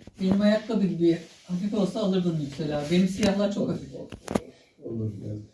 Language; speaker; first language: Turkish; native; Turkish